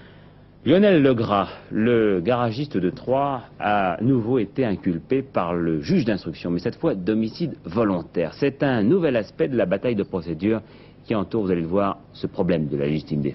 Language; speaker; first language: French; native; French